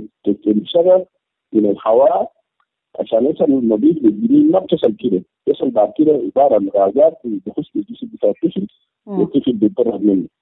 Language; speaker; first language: Arabic; native; Arabic